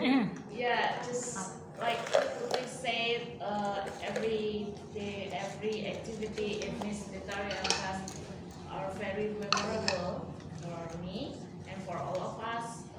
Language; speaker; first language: English; non-native, learner; Indonesian